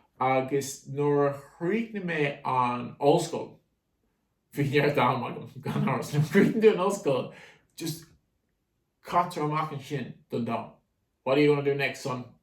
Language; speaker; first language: Irish; native; Irish